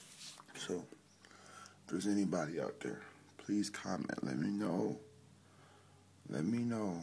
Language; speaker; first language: English; native; English